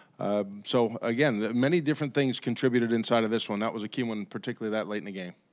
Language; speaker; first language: English; native; English